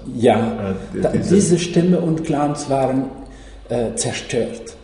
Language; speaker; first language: German; non-native, fluent; Arabic